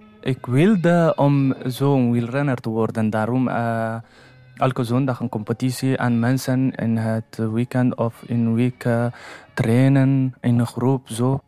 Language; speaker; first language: Dutch; non-native, learner; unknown